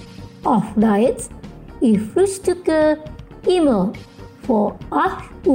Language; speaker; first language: German; non-native, fluent; Indonesian